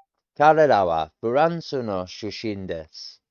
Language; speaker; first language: Japanese; non-native, learner; English